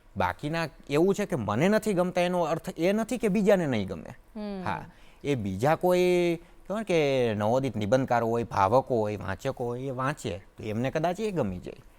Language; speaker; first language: Gujarati; native; Gujarati